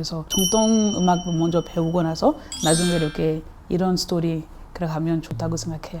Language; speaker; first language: Korean; non-native, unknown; French